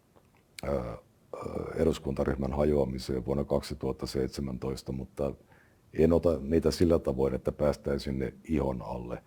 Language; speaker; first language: Finnish; native; Finnish